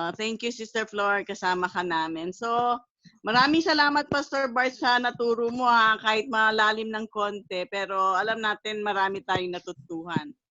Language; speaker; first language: Filipino; native; Filipino